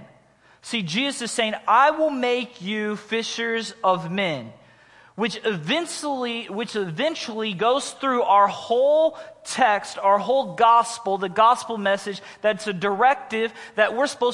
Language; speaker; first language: English; native; English